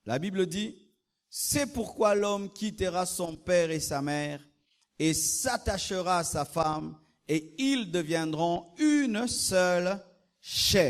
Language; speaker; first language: French; non-native, local second language; Lingala